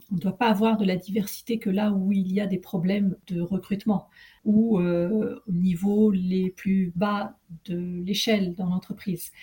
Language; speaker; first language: French; early bilingual, other home language; Arabic